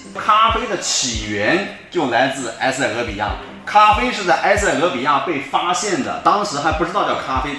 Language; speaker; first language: Chinese; native; Chinese